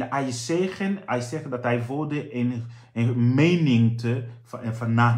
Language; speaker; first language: Dutch; non-native, fluent; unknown